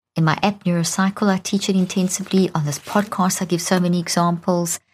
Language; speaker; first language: English; native; English